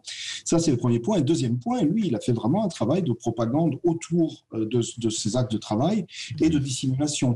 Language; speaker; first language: French; native; French